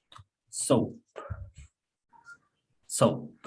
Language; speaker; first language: English; non-native, fluent; Spanish